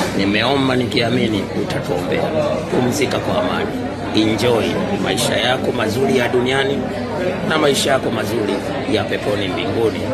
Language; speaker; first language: Swahili; native; Swahili